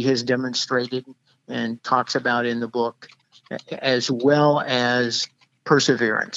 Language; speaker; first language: English; native; English